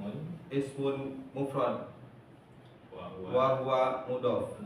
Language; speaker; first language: Arabic; non-native, learner; Indonesian